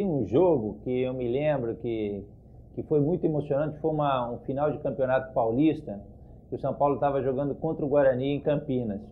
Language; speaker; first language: Portuguese; early bilingual, other home language; Spanish